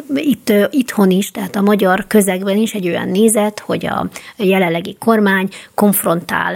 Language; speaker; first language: Hungarian; native; Hungarian